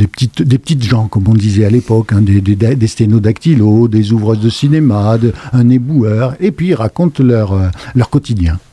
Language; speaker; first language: French; native; French